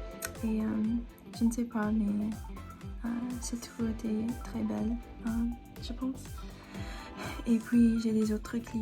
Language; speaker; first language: French; non-native, learner; English